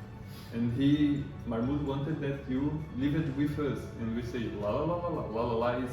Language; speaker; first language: English; non-native, learner; Portuguese